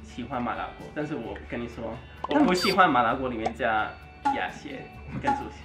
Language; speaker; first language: Chinese; non-native, fluent; Spanish